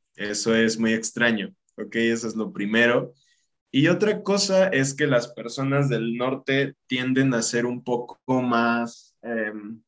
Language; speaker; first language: Spanish; native; Spanish